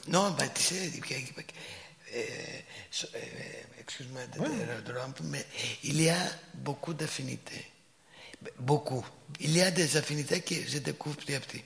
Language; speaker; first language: French; non-native, fluent; Greek